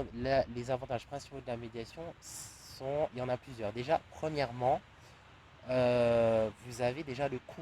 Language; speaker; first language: French; native; French